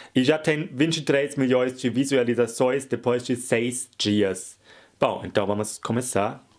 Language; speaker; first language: Portuguese; non-native, fluent; German